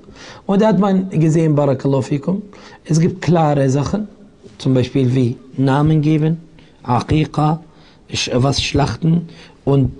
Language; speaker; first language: German; non-native, fluent; Arabic